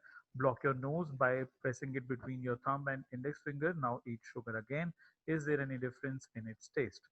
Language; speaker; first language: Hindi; native; Hindi